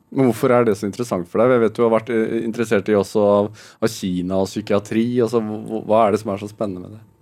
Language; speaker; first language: Norwegian; native; Norwegian